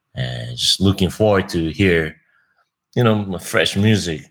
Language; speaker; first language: English; non-native, fluent; Japanese